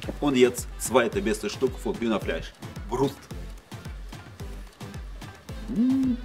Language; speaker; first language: German; non-native, learner; Russian